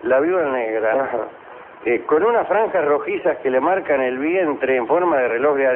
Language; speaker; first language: Spanish; native; Spanish